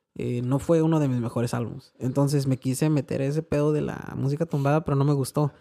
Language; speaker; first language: Spanish; early bilingual, heritage; Spanish